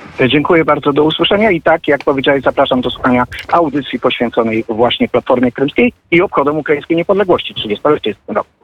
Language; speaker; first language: Polish; native; Polish